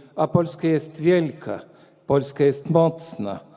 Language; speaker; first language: Polish; non-native, fluent; Latvian